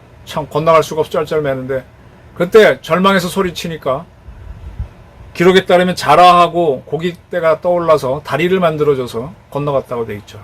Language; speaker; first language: Korean; native; Korean